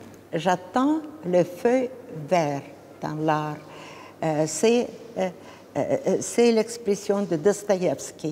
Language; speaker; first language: French; non-native, fluent; Russian